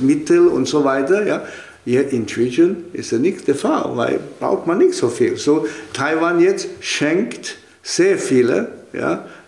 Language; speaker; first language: German; non-native, fluent; Chinese